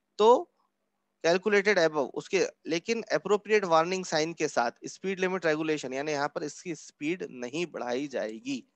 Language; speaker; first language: Hindi; native; Hindi